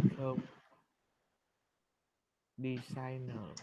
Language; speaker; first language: English; non-native, learner; Vietnamese